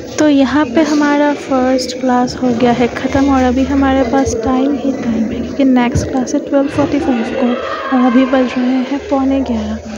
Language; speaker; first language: Hindi; non-native, local second language; Bangla